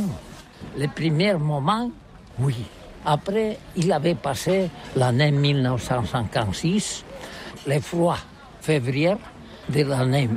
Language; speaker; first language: French; non-native, learner; Catalan